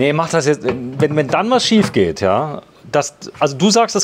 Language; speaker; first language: German; native; German